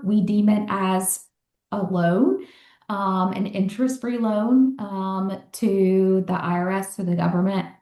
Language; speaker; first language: English; native; English